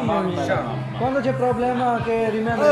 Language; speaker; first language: Italian; non-native, learner; Urdu